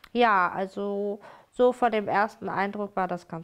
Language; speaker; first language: German; native; German